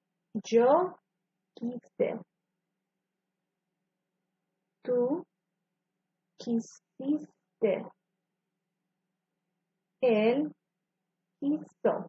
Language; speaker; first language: Spanish; non-native, fluent; English